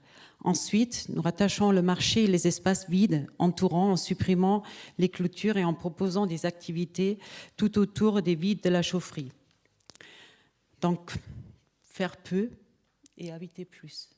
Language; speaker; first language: French; native; French